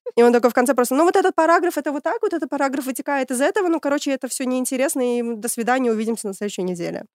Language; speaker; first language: Russian; native; Russian